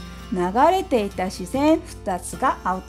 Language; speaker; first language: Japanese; non-native, fluent; Korean